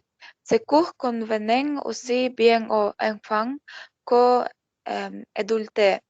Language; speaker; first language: French; non-native, learner; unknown